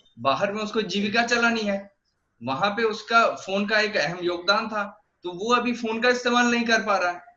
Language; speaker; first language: Hindi; native; Hindi